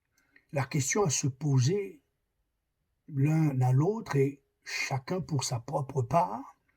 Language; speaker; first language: French; native; French